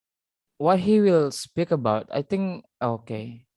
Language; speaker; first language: English; non-native, learner; Indonesian